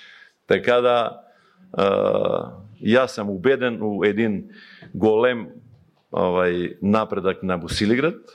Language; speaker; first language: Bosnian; non-native, local second language; Bulgarian